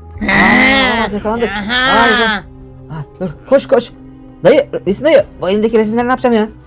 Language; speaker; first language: Turkish; native; Turkish